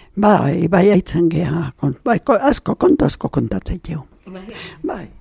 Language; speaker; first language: Basque; native; Basque